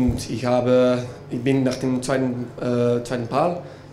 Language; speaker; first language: German; non-native, learner; Dutch